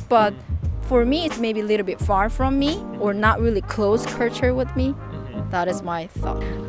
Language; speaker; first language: English; non-native, learner; Korean